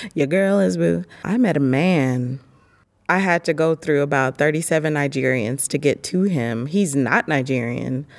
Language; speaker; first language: English; native; English